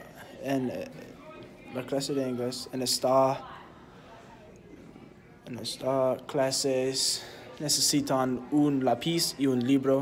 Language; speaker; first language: Spanish; non-native, learner; English